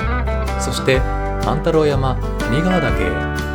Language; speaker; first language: Japanese; native; Japanese